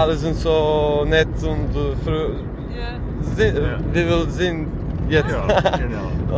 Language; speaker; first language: German; non-native, learner; Serbian